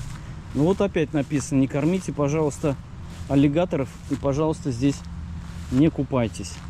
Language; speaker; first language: Russian; native; Russian